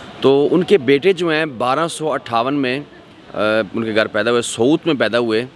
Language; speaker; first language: Urdu; non-native, local second language; Punjabi